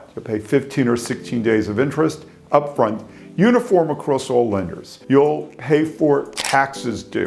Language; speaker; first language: English; native; English